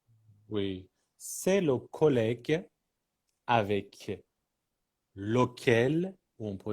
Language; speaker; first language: French; non-native, fluent; Persian